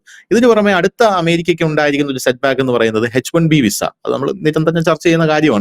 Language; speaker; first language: Malayalam; native; Malayalam